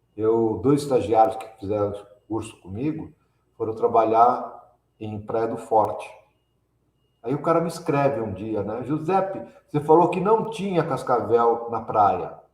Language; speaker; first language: Portuguese; early bilingual, other home language; Italian